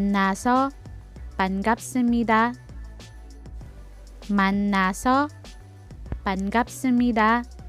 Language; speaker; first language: Korean; non-native, learner; Filipino